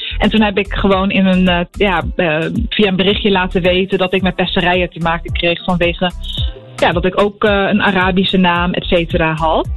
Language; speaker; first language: Dutch; early bilingual, other home language; Arabic